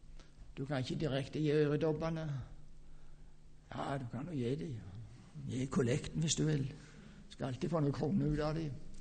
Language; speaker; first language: Norwegian; native; Norwegian